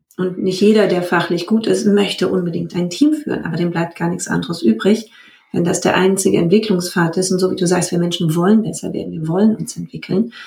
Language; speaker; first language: German; native; German